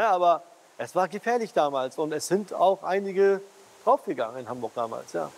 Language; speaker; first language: German; early bilingual, other home language; Urdu